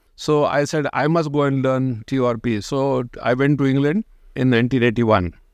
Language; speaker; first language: English; non-native, local second language; Marathi